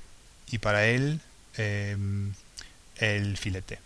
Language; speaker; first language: Spanish; non-native, learner; English